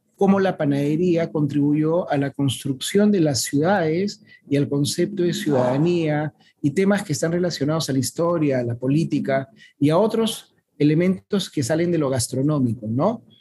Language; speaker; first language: Spanish; native; Spanish